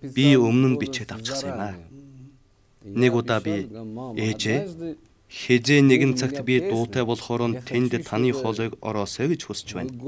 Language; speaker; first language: Mongolian; non-native, fluent; Persian